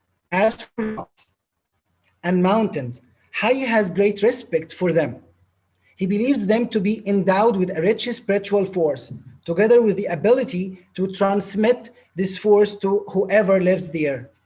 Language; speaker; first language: English; non-native, local second language; Arabic